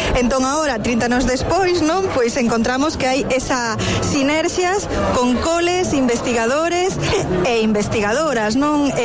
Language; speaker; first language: Galician; non-native, local second language; Spanish